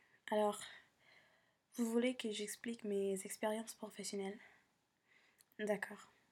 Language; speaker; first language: French; non-native, learner; English